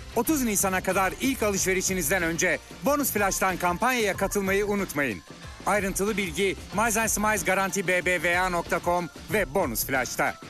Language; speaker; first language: Turkish; native; Turkish